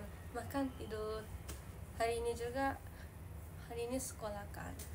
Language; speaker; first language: Indonesian; non-native, learner; Japanese